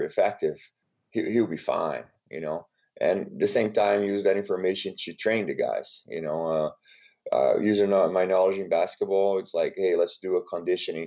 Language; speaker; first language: English; non-native, fluent; Portuguese